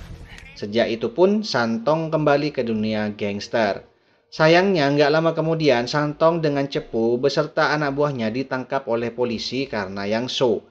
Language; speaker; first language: Indonesian; native; Indonesian